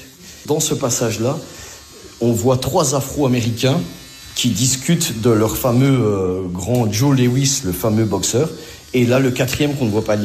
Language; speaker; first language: French; native; French